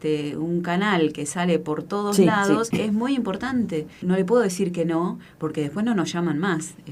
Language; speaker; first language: Spanish; native; Spanish